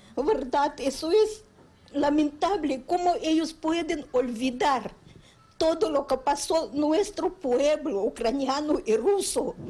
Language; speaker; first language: Spanish; non-native, fluent; Russian